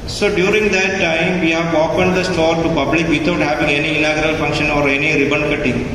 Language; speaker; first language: English; non-native, local second language; Malayalam